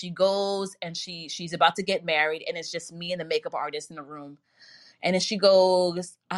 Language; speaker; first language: English; native; English